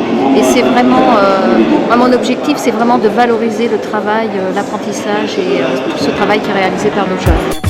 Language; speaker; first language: French; native; French